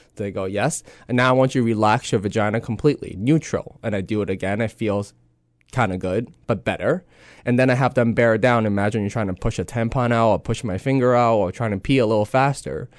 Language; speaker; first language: English; non-native, local second language; Cantonese